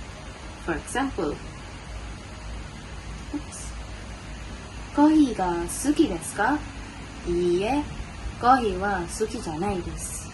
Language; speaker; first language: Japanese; non-native, learner; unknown